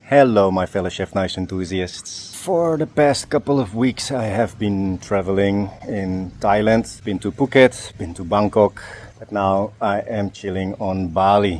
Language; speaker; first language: English; non-native, fluent; Dutch